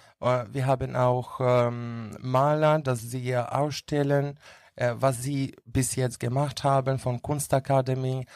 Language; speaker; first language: German; non-native, learner; Greek